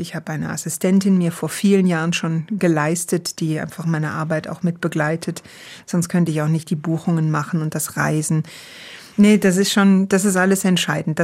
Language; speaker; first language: German; native; German